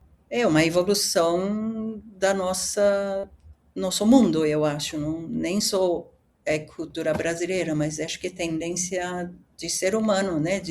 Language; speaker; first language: Portuguese; early bilingual, other home language; Japanese